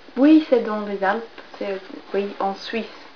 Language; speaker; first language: French; non-native, fluent; English